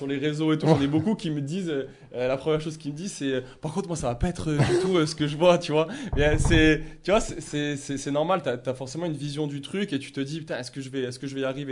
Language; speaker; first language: French; native; French